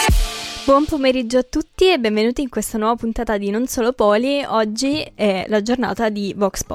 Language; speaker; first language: Italian; native; Italian